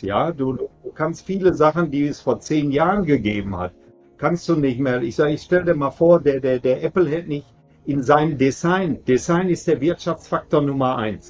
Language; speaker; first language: German; native; German